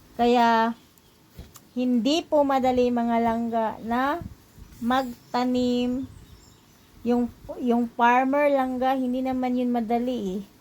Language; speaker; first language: Filipino; non-native, local second language; Cebuano